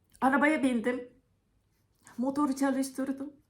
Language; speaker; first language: Turkish; non-native, fluent; Japanese